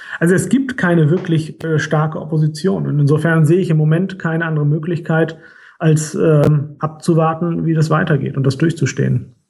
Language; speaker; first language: German; native; German